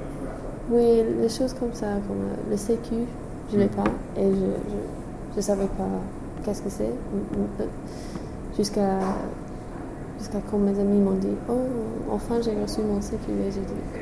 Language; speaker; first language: French; non-native, fluent; English